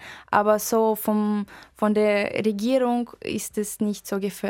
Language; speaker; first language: German; non-native, fluent; Russian